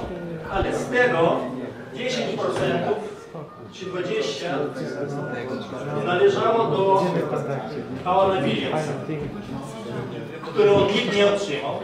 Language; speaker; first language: Polish; non-native, fluent; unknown